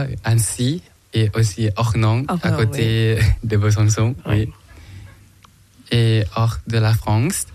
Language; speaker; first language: French; non-native, learner; Thai